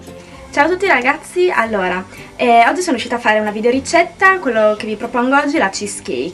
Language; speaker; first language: Italian; native; Italian